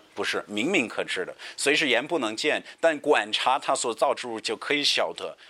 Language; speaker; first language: Chinese; non-native, fluent; English